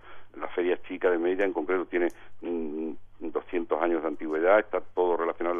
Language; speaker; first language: Spanish; native; Spanish